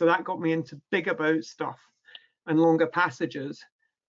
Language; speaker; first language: English; native; English